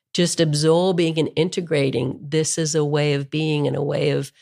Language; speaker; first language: English; native; English